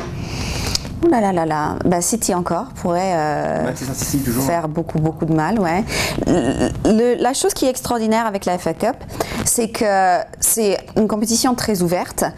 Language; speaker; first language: French; non-native, fluent; English